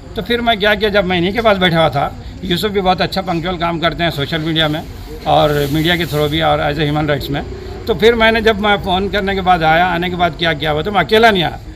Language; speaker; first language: Hindi; non-native, local second language; Urdu